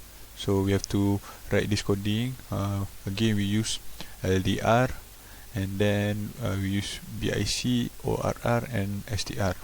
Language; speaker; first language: English; non-native, local second language; Malay